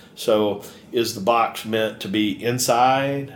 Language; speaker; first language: English; native; English